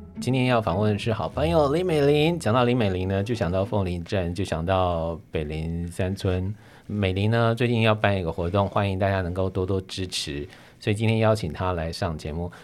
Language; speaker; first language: Chinese; native; Chinese